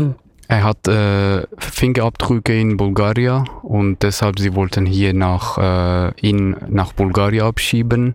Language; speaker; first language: German; non-native, fluent; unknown